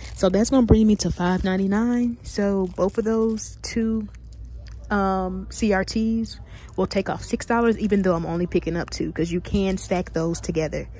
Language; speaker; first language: English; native; English